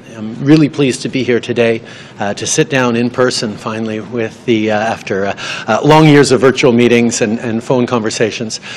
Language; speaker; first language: English; native; English